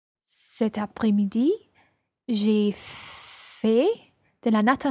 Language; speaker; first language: French; non-native, learner; English